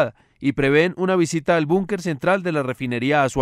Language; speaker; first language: Spanish; native; Spanish